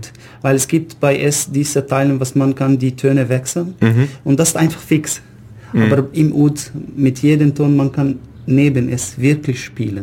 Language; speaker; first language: German; non-native, learner; Arabic